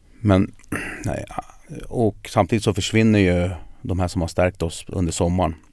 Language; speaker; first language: Swedish; early bilingual, other home language; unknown